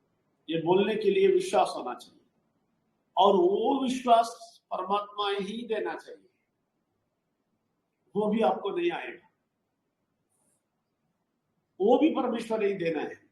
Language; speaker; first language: Hindi; non-native, local second language; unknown